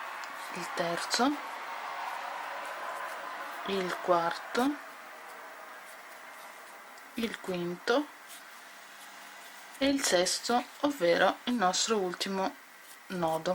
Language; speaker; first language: Italian; native; Italian